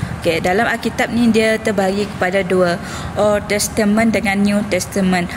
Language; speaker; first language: Malay; non-native, local second language; Iban